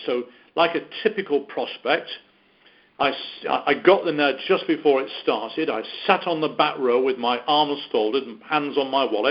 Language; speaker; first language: English; native; English